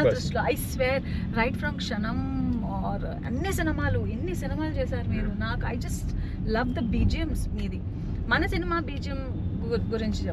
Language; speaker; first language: Telugu; native; Telugu